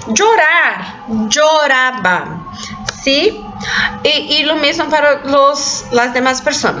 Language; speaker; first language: Spanish; non-native, fluent; Portuguese